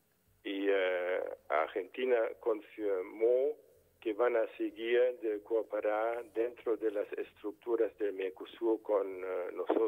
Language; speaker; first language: Spanish; non-native, fluent; German